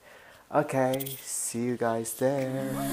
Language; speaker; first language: English; non-native, learner; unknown